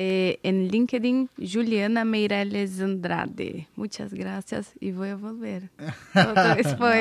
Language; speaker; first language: Spanish; non-native, learner; Portuguese